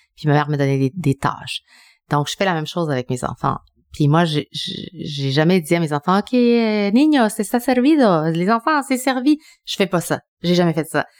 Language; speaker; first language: French; early bilingual, other home language; Spanish